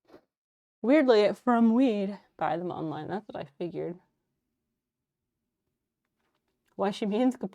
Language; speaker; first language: English; native; English